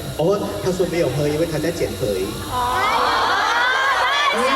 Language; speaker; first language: Chinese; non-native, fluent; Thai